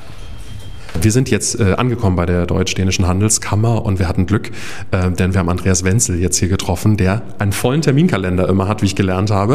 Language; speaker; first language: German; native; German